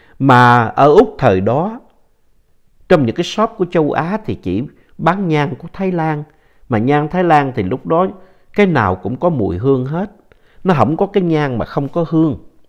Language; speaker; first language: Vietnamese; native; Vietnamese